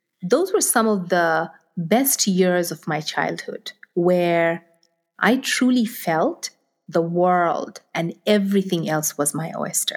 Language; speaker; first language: English; non-native, local second language; Bangla